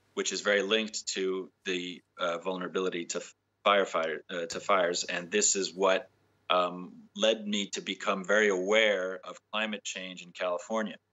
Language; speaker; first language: English; native; English